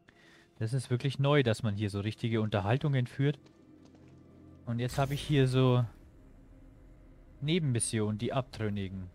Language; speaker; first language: German; native; German